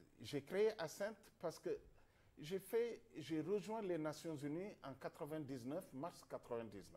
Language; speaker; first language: French; non-native, local second language; Wolof